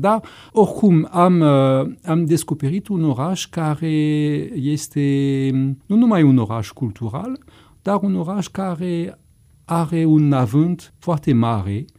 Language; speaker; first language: Romanian; non-native, fluent; French